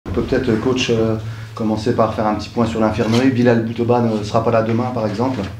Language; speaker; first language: French; native; French